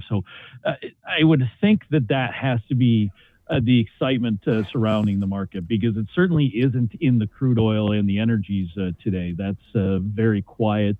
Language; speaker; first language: English; native; English